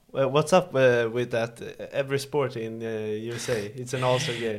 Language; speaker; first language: English; non-native, fluent; Swedish